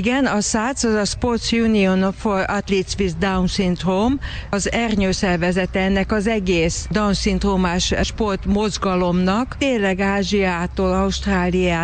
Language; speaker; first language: Hungarian; native; Hungarian